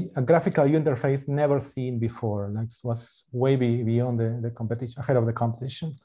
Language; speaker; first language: English; non-native, fluent; Spanish